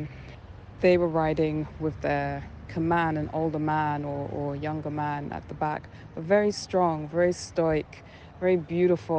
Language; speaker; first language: English; native; English